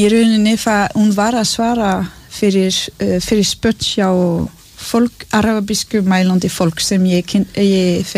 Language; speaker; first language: Icelandic; non-native, learner; French